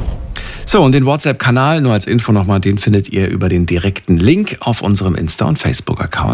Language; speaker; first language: German; native; German